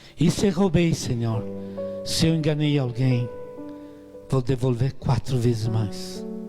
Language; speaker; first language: Portuguese; non-native, fluent; Italian